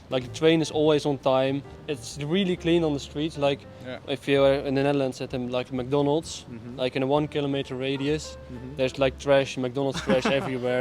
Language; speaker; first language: English; non-native, fluent; Dutch